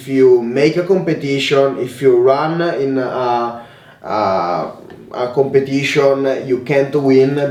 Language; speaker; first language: English; non-native, learner; Italian